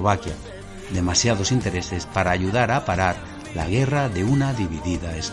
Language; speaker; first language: Spanish; native; Spanish